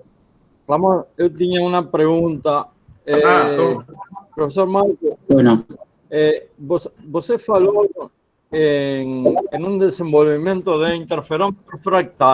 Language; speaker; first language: Portuguese; non-native, fluent; Spanish